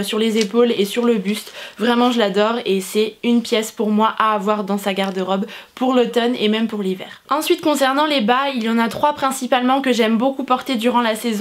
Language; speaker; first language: French; native; French